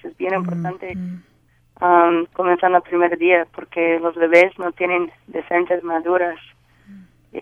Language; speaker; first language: Spanish; non-native, learner; English